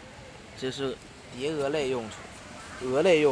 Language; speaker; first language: Chinese; native; Chinese